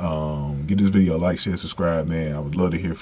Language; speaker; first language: English; native; English